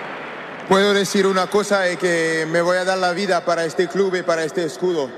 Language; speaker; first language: Spanish; non-native, learner; French